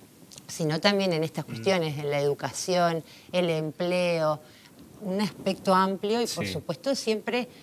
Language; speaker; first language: Spanish; native; Spanish